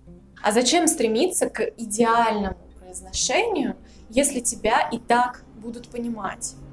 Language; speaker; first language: Russian; native; Russian